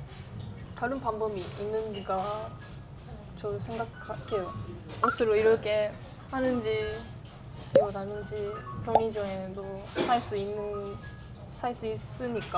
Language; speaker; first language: Korean; non-native, learner; Japanese